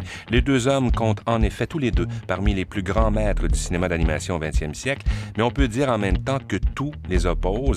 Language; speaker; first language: French; native; French